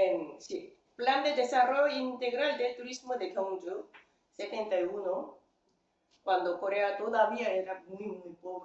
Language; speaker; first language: Spanish; non-native, fluent; Korean